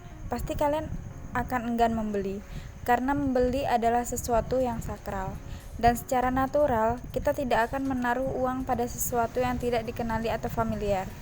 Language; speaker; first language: Indonesian; native; Indonesian